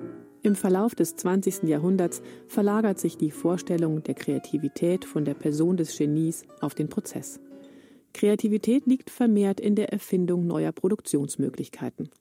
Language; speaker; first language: German; native; German